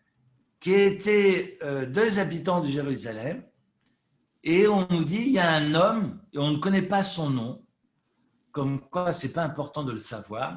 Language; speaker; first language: French; native; French